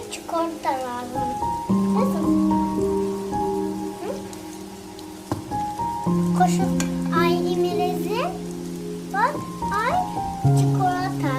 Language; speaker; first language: Turkish; early bilingual, heritage; Turkish